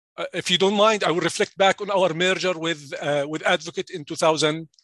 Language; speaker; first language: English; non-native, fluent; Arabic